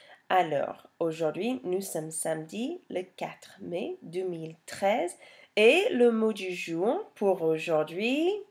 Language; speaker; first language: French; non-native, fluent; English